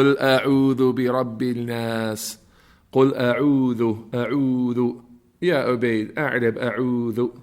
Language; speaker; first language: Arabic; non-native, fluent; English